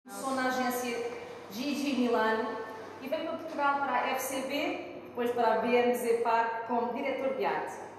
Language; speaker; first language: Portuguese; non-native, fluent; Italian